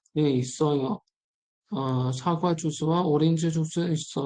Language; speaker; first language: Korean; non-native, fluent; Uzbek